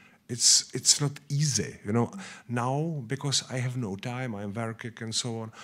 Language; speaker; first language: English; non-native, learner; Czech